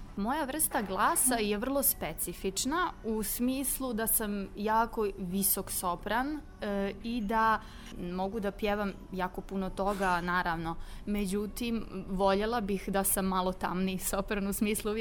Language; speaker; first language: Serbian; native; Serbian